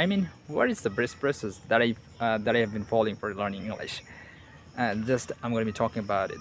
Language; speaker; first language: English; non-native, learner; Bangla